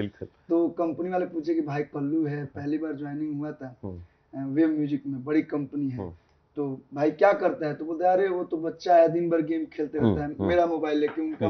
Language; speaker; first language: Hindi; native; Hindi